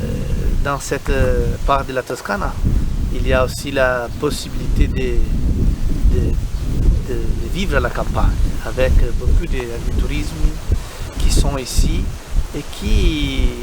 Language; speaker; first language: French; non-native, learner; Italian